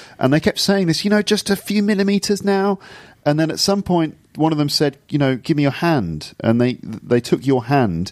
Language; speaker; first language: English; native; English